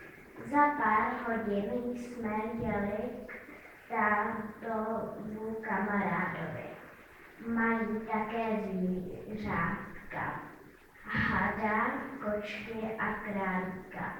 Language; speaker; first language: Czech; native; Czech